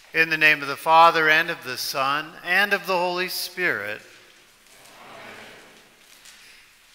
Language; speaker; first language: English; native; English